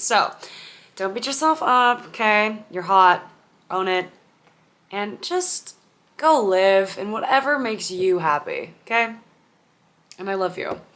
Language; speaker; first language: English; native; English